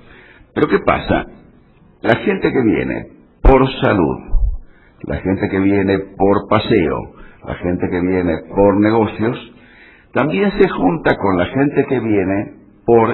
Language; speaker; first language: Spanish; native; Spanish